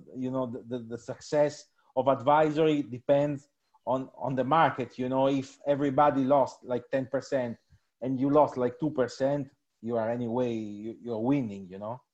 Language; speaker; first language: English; non-native, fluent; Italian